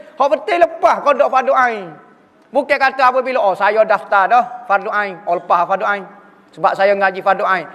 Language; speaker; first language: Malay; native; Malay